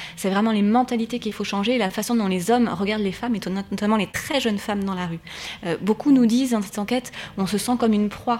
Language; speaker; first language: French; native; French